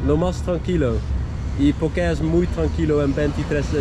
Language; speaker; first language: Spanish; non-native, learner; Dutch